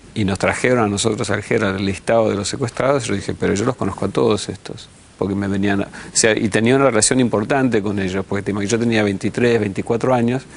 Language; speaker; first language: Spanish; early bilingual, heritage; Spanish